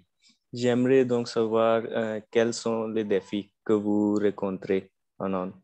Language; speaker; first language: French; non-native, learner; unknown